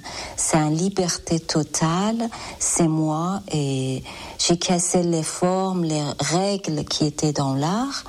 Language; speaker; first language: French; non-native, fluent; Persian